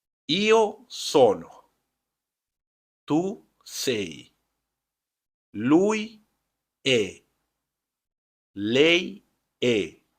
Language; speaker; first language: Italian; non-native, fluent; Spanish